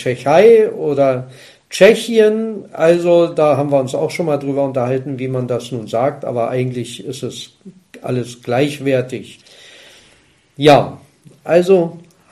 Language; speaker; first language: German; native; German